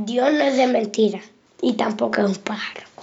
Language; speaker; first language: Spanish; early bilingual, other home language; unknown